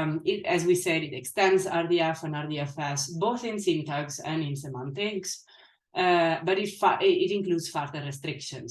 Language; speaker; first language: English; non-native, fluent; Italian